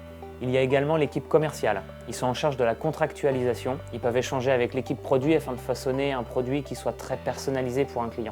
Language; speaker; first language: French; native; French